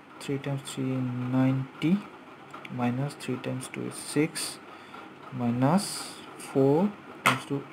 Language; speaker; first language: English; non-native, local second language; Bangla